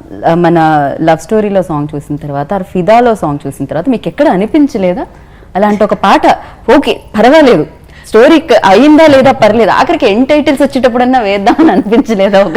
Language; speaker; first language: Telugu; native; Telugu